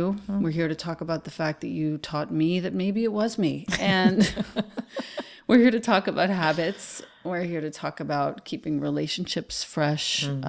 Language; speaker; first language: English; native; English